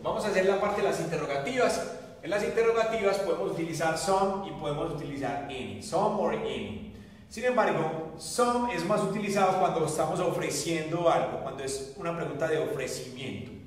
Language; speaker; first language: Spanish; native; Spanish